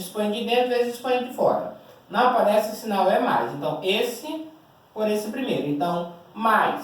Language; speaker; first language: Portuguese; native; Portuguese